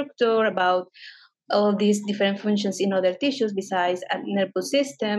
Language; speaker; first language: English; non-native, fluent; Spanish